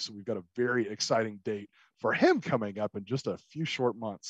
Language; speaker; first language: English; native; English